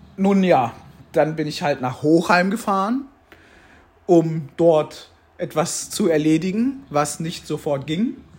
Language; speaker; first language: German; native; German